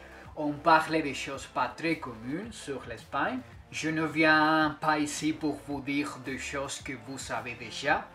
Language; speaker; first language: French; non-native, fluent; Spanish